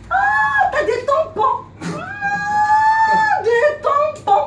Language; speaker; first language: French; native; French